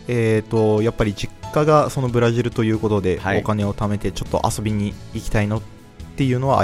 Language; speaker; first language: Japanese; early bilingual, other home language; Portuguese